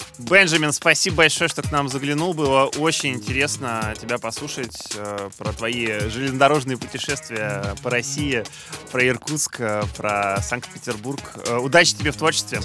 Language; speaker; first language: Russian; native; Russian